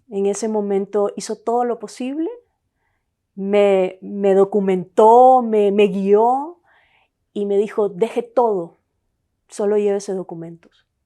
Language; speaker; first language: Spanish; native; Spanish